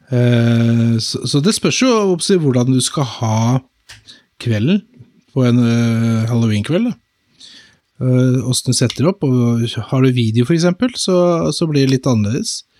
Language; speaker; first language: Norwegian; native; Norwegian